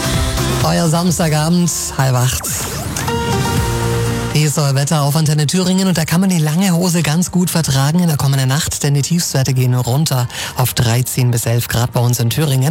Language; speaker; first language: German; native; German